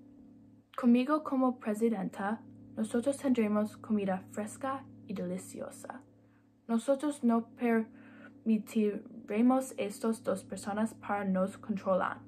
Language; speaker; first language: Spanish; non-native, learner; English